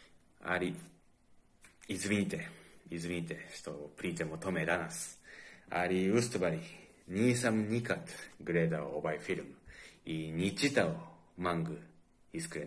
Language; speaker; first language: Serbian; non-native, fluent; Japanese